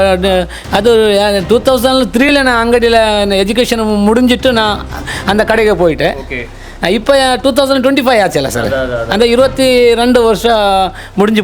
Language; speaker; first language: Tamil; non-native, learner; Kannada